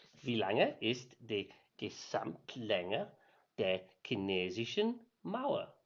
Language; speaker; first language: German; non-native, learner; English